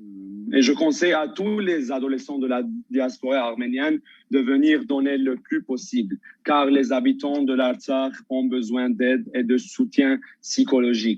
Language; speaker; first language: French; non-native, local second language; Armenian